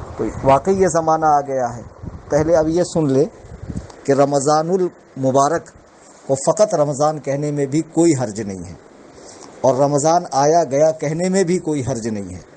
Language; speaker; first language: Urdu; native; Urdu